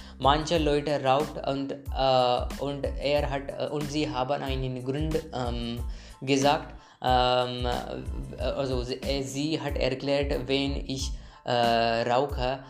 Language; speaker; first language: German; non-native, learner; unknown